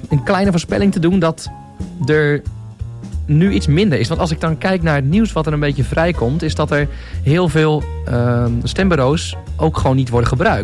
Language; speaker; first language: Dutch; native; Dutch